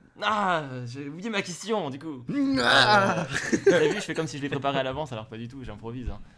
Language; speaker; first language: French; native; French